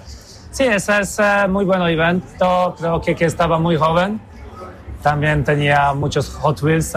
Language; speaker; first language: Spanish; non-native, learner; Polish